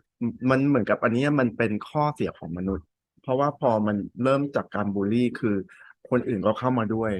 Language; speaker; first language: Thai; early bilingual, heritage; Thai